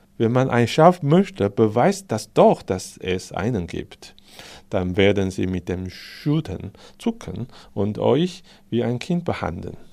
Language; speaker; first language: German; non-native, fluent; Chinese